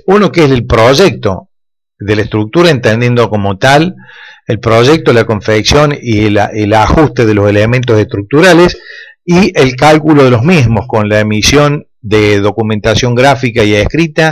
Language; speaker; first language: Spanish; native; Spanish